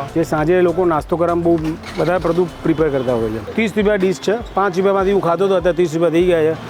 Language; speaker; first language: Gujarati; non-native, local second language; Sindhi